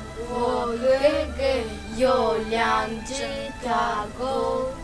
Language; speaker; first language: Chinese; non-native, learner; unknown